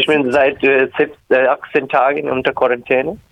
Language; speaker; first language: German; non-native, learner; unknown